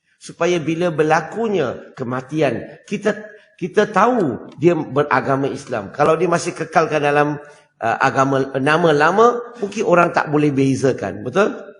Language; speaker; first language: Malay; non-native, local second language; Chinese